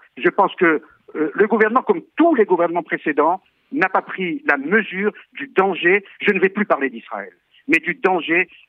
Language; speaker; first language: French; native; French